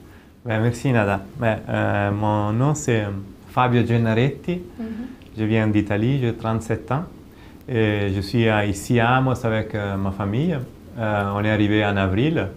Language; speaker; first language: French; non-native, fluent; Italian